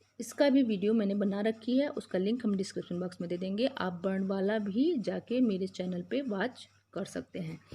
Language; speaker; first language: Hindi; native; Hindi